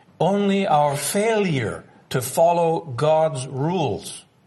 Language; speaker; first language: English; native; English